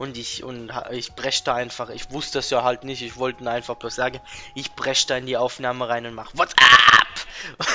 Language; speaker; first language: German; native; German